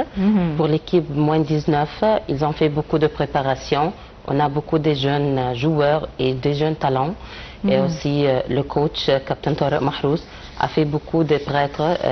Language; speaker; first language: French; non-native, learner; Arabic